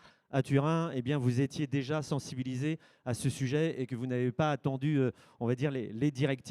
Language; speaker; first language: French; native; French